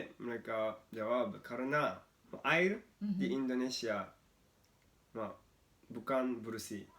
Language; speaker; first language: Indonesian; non-native, learner; Japanese